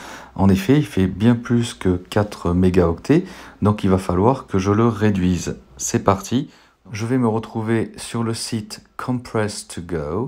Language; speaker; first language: French; native; French